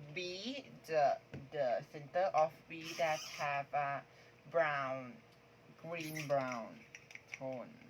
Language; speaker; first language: English; non-native, learner; Thai